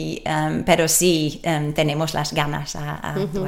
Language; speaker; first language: Spanish; non-native, learner; English